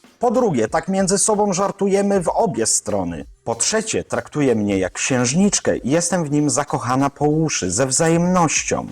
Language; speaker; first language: Polish; native; Polish